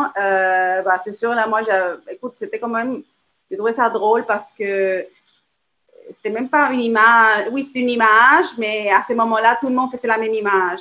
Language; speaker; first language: French; non-native, fluent; Spanish